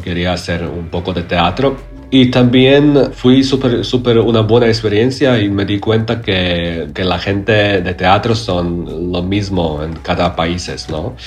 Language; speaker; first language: Spanish; non-native, learner; Croatian